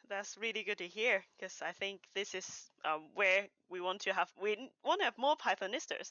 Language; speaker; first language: English; non-native, local second language; Cantonese